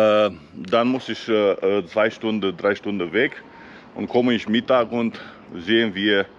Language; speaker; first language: German; non-native, fluent; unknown